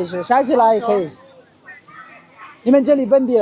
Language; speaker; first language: Chinese; non-native, learner; Amharic